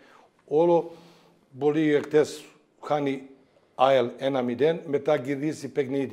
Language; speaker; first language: Greek; non-native, fluent; Serbian